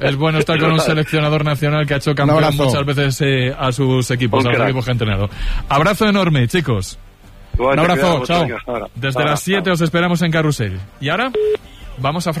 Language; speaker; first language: Spanish; native; Spanish